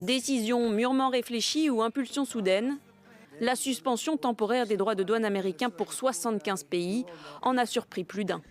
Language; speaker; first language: French; native; French